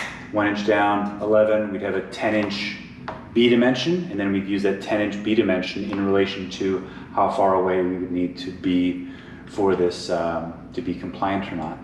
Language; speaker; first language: English; native; English